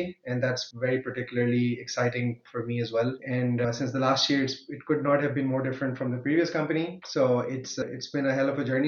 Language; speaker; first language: English; non-native, local second language; Urdu